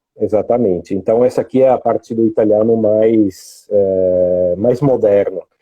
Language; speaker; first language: Portuguese; non-native, fluent; Italian